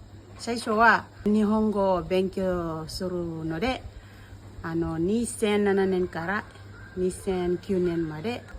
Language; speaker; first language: Japanese; non-native, learner; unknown